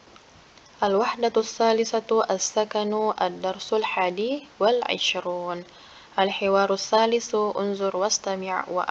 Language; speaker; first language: Arabic; non-native, fluent; Indonesian